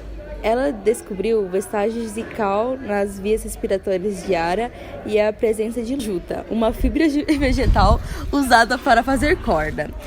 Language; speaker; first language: Portuguese; native; Portuguese